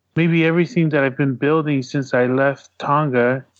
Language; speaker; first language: English; early bilingual, other home language; Tongan